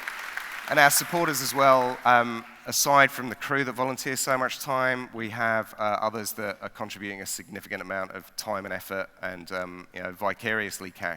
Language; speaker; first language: English; native; English